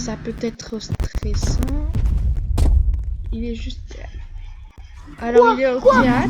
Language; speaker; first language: French; native; French